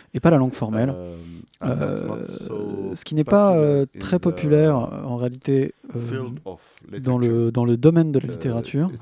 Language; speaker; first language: French; non-native, fluent; Arabic